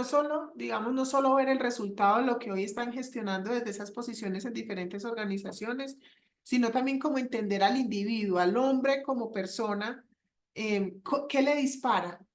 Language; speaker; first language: Spanish; native; Spanish